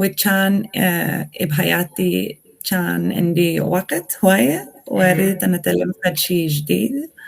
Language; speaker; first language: Arabic; non-native, learner; Swedish